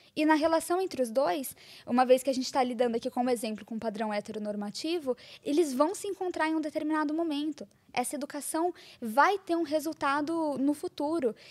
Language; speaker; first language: Portuguese; native; Portuguese